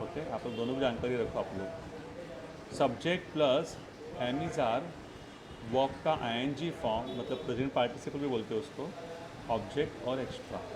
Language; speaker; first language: Hindi; non-native, local second language; Marathi